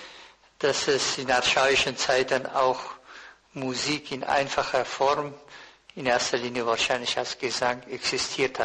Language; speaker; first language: German; non-native, fluent; Persian